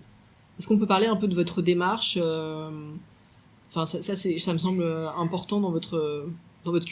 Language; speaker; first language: French; native; French